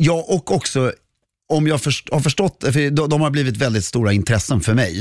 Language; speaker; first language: Swedish; native; Swedish